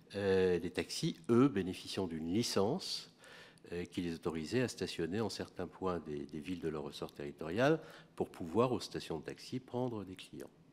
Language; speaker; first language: French; native; French